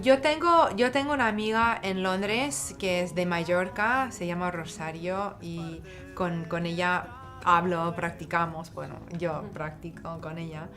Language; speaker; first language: Spanish; non-native, fluent; English